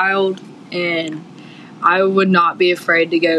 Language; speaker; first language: English; native; English